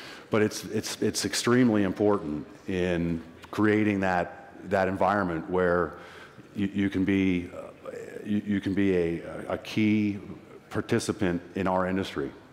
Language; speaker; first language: English; native; English